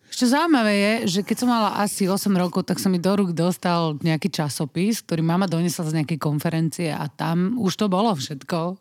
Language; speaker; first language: Slovak; native; Slovak